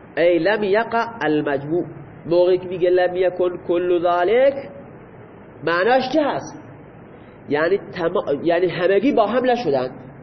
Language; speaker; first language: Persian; non-native, local second language; Baluchi